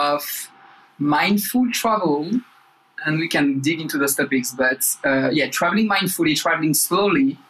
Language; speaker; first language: English; non-native, fluent; French